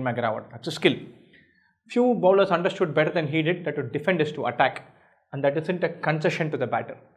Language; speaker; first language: English; non-native, local second language; Tamil